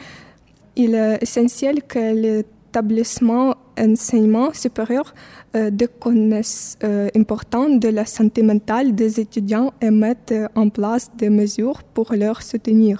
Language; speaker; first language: French; non-native, fluent; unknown